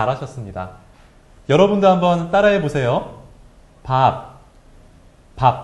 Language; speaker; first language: Korean; native; Korean